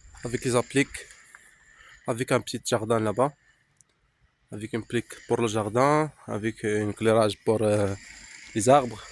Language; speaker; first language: French; non-native, local second language; Arabic